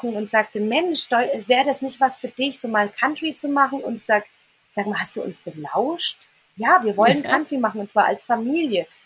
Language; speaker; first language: German; native; German